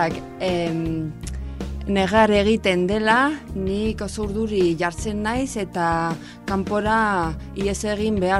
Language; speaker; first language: Basque; non-native, local second language; Spanish